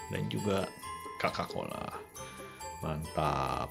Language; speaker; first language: Indonesian; native; Indonesian